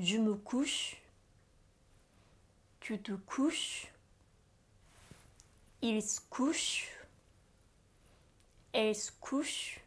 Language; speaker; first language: French; non-native, fluent; Japanese